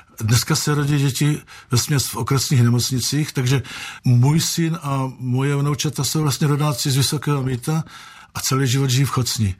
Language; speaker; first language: Czech; native; Czech